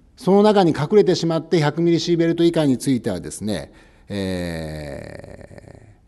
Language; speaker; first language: Japanese; native; Japanese